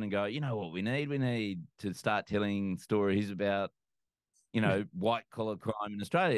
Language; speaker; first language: English; native; English